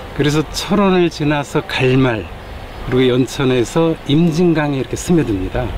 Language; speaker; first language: Korean; native; Korean